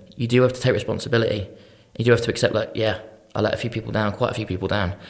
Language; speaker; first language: English; native; English